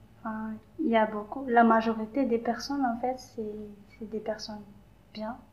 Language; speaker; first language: French; non-native, local second language; Malagasy